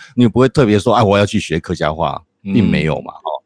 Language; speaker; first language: Chinese; native; Chinese